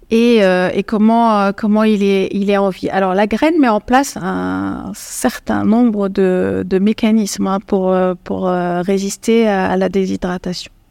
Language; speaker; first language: French; non-native, local second language; Arabic